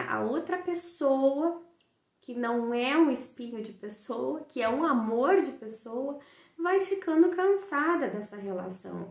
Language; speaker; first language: Portuguese; native; Portuguese